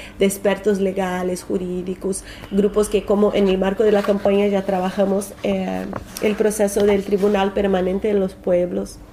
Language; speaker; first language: Spanish; non-native, fluent; Portuguese